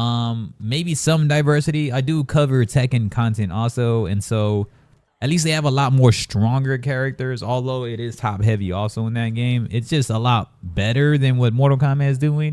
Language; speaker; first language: English; native; English